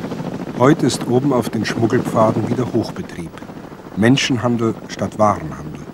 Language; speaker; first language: German; native; German